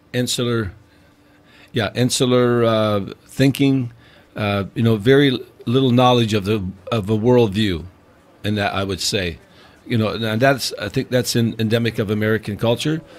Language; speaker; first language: English; native; English